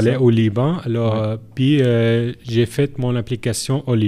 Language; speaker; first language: French; non-native, learner; Arabic